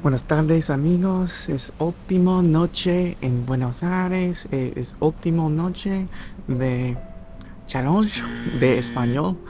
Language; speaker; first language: Spanish; non-native, learner; English